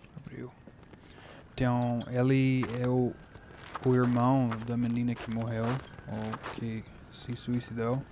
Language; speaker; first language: Portuguese; non-native, fluent; English